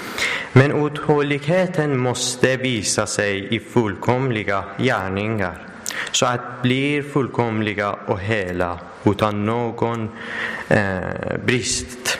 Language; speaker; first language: Swedish; non-native, learner; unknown